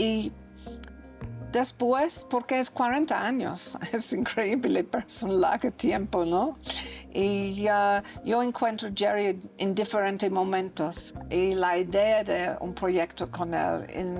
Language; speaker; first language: Spanish; non-native, learner; English